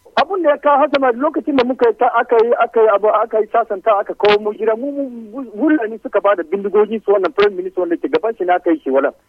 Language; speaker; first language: Hausa; non-native, local second language; Fula